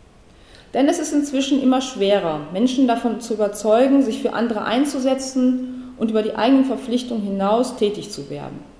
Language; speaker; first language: German; native; German